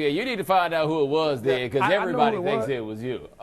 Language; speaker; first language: English; native; English